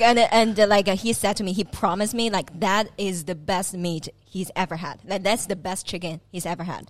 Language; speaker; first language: English; non-native, fluent; Chinese